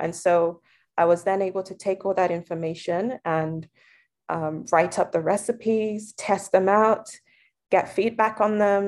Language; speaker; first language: English; non-native, local second language; Yoruba